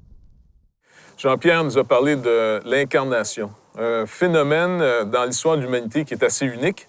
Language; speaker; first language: French; native; French